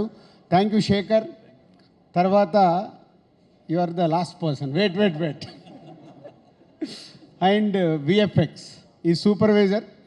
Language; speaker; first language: Telugu; native; Telugu